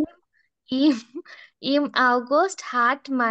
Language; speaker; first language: German; non-native, learner; Bangla